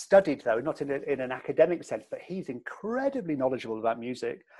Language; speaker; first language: English; native; English